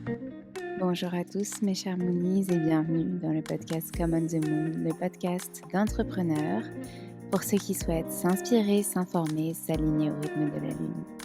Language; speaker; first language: French; native; French